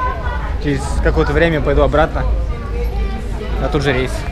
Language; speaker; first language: Russian; native; Russian